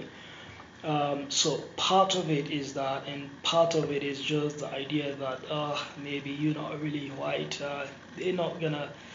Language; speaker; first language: English; non-native, local second language; Hausa